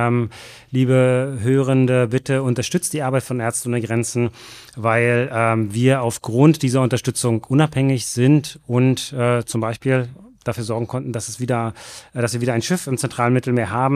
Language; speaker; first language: German; native; German